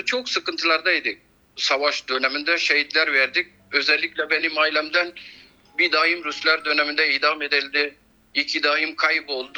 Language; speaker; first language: Turkish; non-native, fluent; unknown